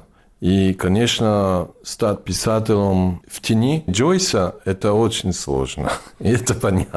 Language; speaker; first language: Russian; non-native, fluent; English